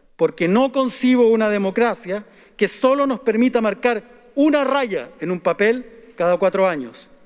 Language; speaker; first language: Spanish; native; Spanish